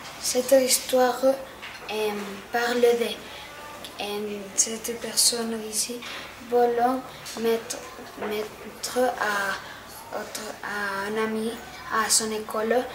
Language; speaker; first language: French; non-native, learner; Catalan